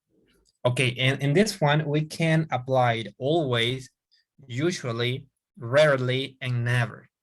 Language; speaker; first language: English; non-native, fluent; Spanish